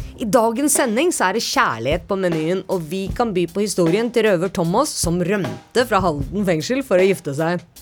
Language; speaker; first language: Norwegian; native; Norwegian